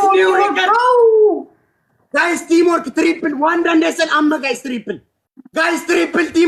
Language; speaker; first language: English; non-native, learner; Oromo